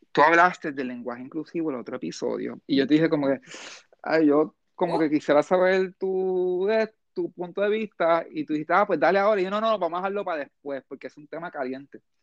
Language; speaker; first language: Spanish; early bilingual, heritage; Spanish